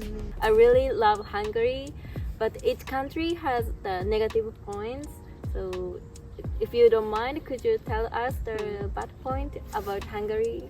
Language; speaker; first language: English; non-native, learner; Japanese